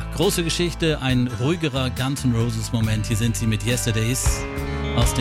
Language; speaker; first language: German; native; German